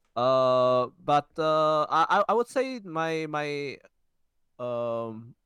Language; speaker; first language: English; early bilingual, heritage; Czech